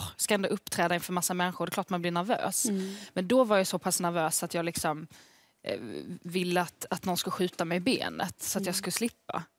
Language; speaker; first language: Swedish; early bilingual, other home language; Arabic